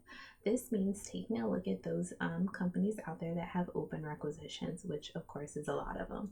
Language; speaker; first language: English; native; English